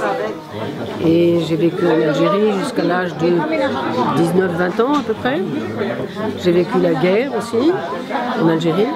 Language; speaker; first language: French; native; French